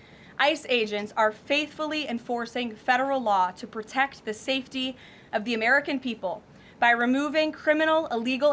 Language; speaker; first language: English; native; English